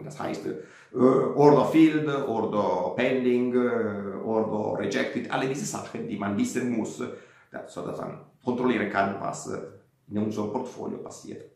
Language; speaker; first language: German; non-native, fluent; Italian